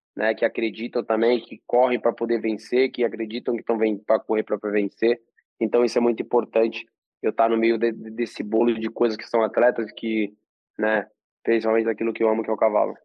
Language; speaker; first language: Portuguese; native; Portuguese